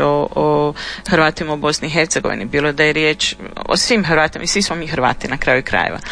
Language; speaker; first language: Serbian; native; Serbian